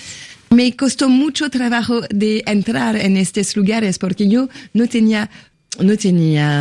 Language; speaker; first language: Spanish; non-native, fluent; French